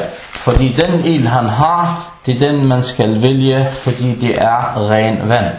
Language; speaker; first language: Danish; early bilingual, other home language; Arabic